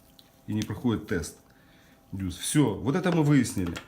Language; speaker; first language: Russian; native; Russian